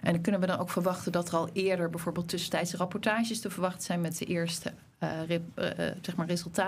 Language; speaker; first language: Dutch; native; Dutch